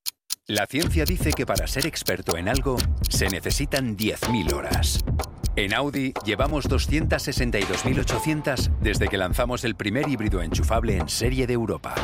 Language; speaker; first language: Spanish; native; Spanish